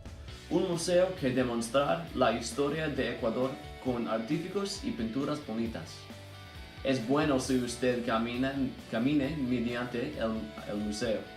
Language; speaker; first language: Spanish; non-native, learner; English